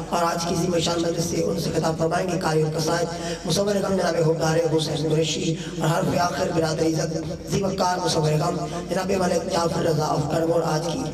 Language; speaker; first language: Urdu; non-native, local second language; Punjabi